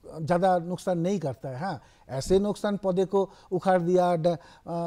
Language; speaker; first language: Hindi; non-native, local second language; Bangla